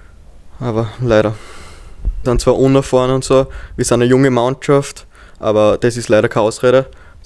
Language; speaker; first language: German; native; German